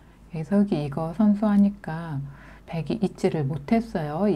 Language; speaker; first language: Korean; native; Korean